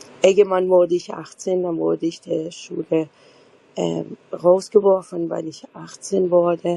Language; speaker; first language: German; non-native, fluent; Persian